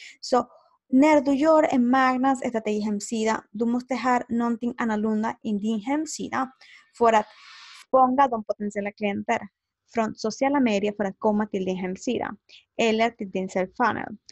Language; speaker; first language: Swedish; non-native, learner; Spanish